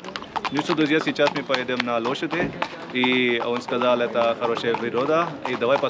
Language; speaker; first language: Russian; non-native, learner; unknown